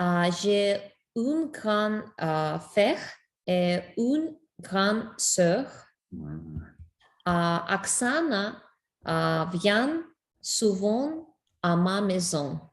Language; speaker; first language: French; non-native, learner; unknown